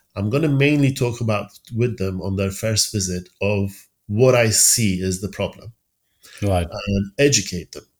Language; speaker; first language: English; early bilingual, other home language; Persian